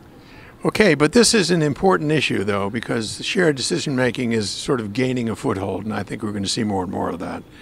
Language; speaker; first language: English; native; English